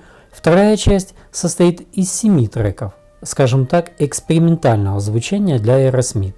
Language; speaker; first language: Russian; native; Russian